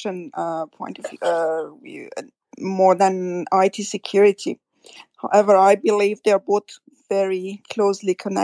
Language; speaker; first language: English; non-native, fluent; French